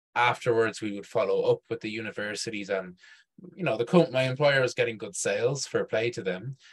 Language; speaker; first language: English; native; English